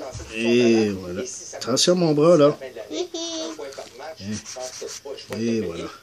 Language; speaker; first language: French; native; French